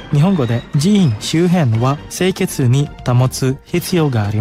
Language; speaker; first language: Japanese; non-native, fluent; Indonesian